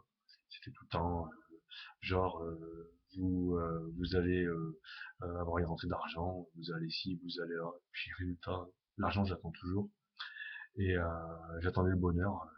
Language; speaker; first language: French; native; French